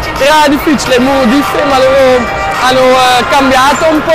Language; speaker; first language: Italian; non-native, learner; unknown